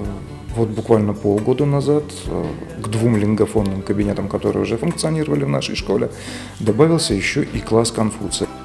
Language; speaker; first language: Russian; native; Russian